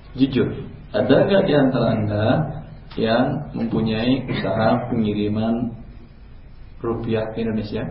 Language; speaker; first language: Indonesian; non-native, local second language; Minangkabau